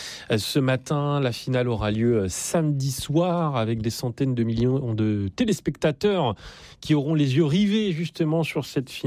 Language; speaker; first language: French; native; French